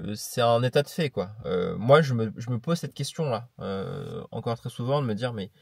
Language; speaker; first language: French; native; French